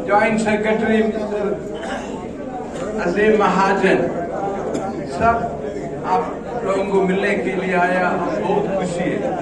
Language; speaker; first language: Hindi; non-native, local second language; Malayalam